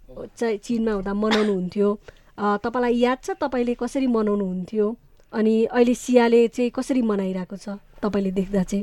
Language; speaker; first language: Nepali; native; Nepali